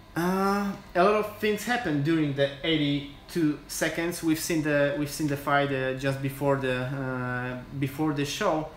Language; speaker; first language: English; non-native, fluent; Polish